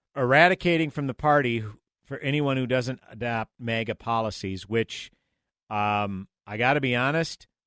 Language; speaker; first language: English; native; English